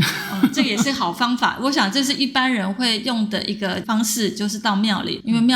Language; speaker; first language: Chinese; native; Chinese